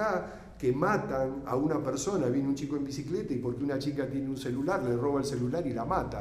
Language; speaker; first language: Spanish; native; Spanish